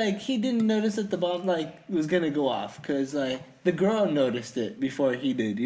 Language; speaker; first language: English; native; English